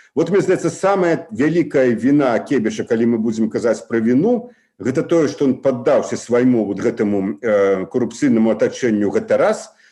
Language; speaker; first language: Belarusian; non-native, local second language; Russian